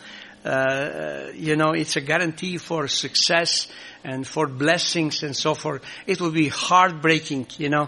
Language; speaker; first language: English; non-native, fluent; Croatian